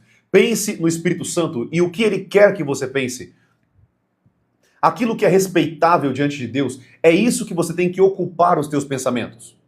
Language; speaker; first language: Portuguese; native; Portuguese